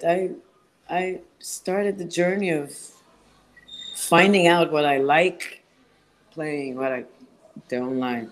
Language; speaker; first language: English; non-native, fluent; Hebrew